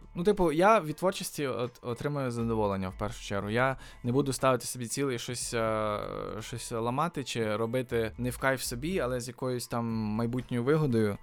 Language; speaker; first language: Ukrainian; native; Ukrainian